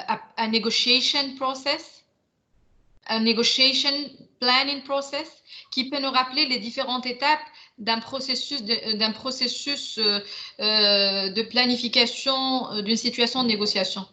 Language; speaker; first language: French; non-native, local second language; Arabic